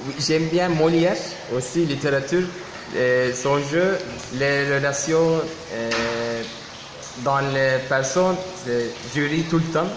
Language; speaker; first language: French; non-native, local second language; Turkish